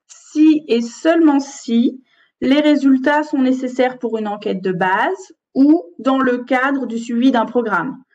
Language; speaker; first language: French; native; French